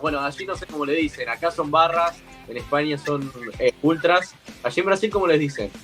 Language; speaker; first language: Spanish; native; Spanish